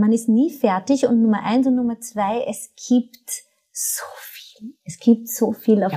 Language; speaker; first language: German; non-native, fluent; Portuguese